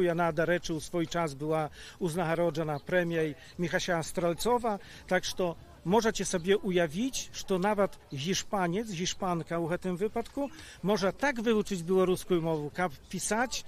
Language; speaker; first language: Polish; non-native, local second language; Belarusian